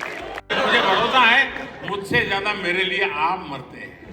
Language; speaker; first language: Hindi; native; Hindi